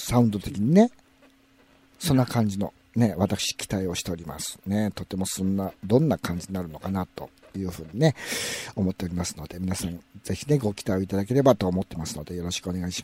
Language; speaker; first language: Japanese; native; Japanese